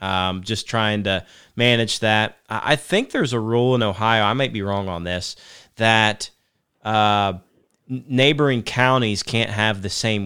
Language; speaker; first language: English; native; English